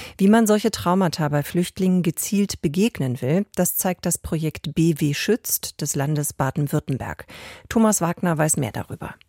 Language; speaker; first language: German; native; German